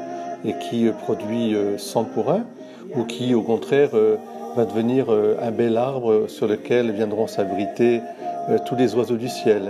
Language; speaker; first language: French; native; French